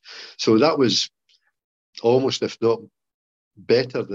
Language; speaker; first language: English; native; English